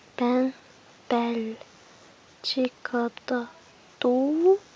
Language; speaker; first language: Turkish; early bilingual, heritage; Turkish